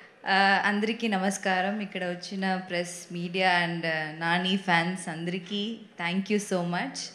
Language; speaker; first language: Telugu; non-native, learner; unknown